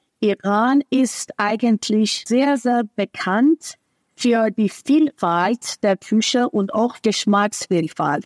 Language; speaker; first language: German; non-native, fluent; Persian